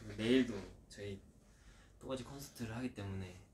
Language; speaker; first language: Korean; early bilingual, heritage; Korean